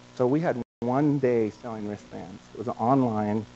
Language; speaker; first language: English; native; English